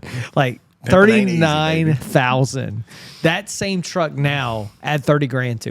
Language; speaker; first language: English; native; English